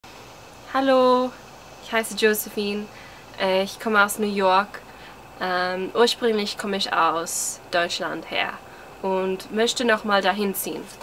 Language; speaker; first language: German; early bilingual, heritage; English